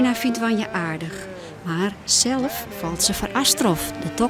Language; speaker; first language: Dutch; non-native, local second language; Western Frisian